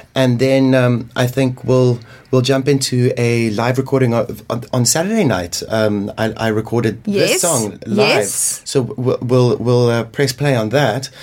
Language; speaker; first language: English; native; English